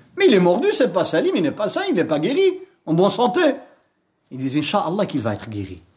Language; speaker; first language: French; non-native, local second language; Arabic